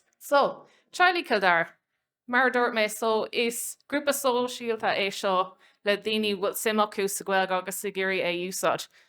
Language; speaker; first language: Irish; non-native, local second language; English